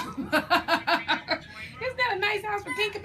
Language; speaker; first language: English; native; English